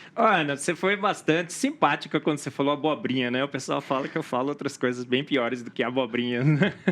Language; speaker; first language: Portuguese; native; Portuguese